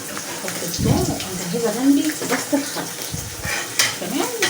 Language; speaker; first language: Arabic; native; Arabic